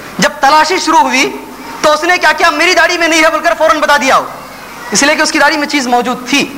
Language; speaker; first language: Urdu; native; Urdu